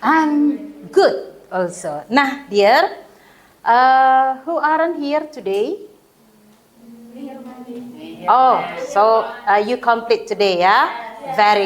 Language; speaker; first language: English; non-native, fluent; Indonesian